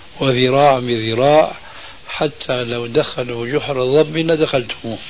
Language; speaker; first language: Arabic; early bilingual, other home language; Albanian